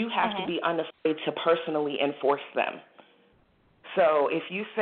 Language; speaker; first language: English; native; English